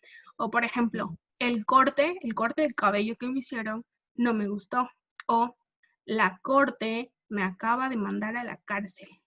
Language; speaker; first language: Spanish; non-native, fluent; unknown